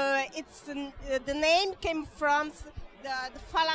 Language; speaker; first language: English; non-native, learner; Italian